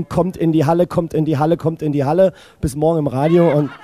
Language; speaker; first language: German; native; German